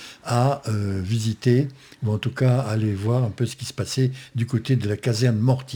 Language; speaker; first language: French; native; French